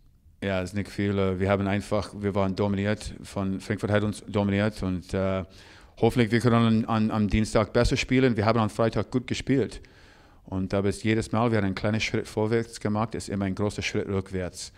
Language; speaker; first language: German; non-native, learner; English